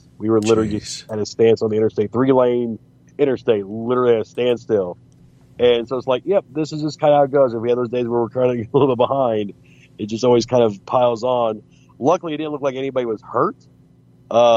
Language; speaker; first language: English; native; English